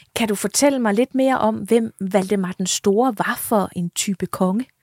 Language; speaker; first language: Danish; native; Danish